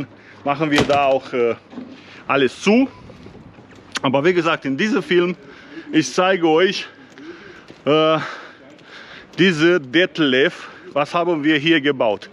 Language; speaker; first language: German; non-native, learner; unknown